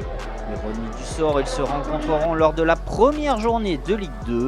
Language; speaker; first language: French; native; French